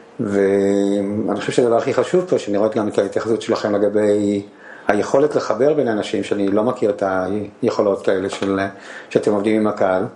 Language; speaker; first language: Hebrew; non-native, fluent; Spanish